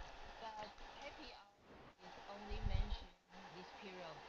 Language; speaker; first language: English; non-native, learner; Chinese